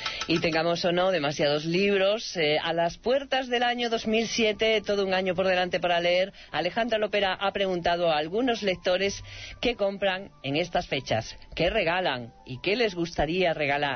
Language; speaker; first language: Spanish; native; Spanish